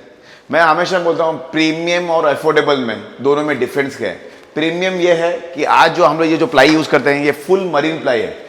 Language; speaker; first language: Hindi; non-native, local second language; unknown